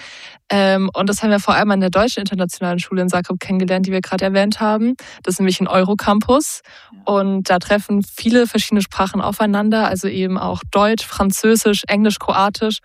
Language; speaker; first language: German; native; German